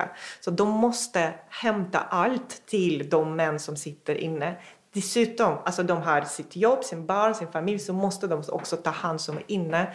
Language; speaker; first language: Swedish; non-native, fluent; Russian